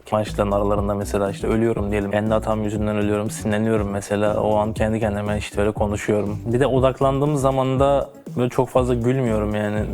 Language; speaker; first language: Turkish; native; Turkish